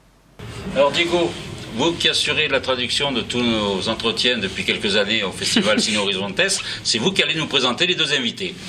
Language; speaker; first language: French; native; French